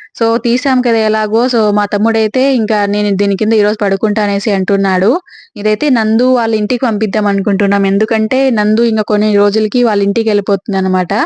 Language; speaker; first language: Telugu; non-native, local second language; Lambadi